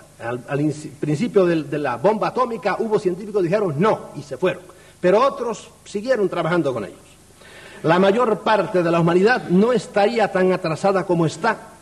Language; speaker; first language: Spanish; native; Spanish